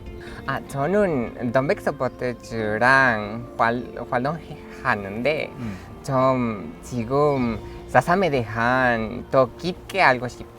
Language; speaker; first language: Korean; non-native, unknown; Spanish